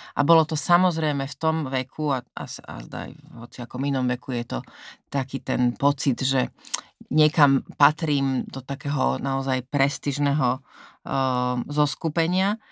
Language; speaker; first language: Slovak; native; Slovak